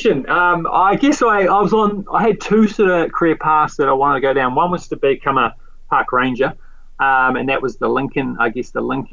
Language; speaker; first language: English; native; English